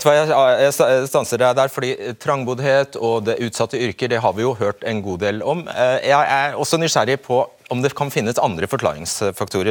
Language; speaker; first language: Norwegian; native; Norwegian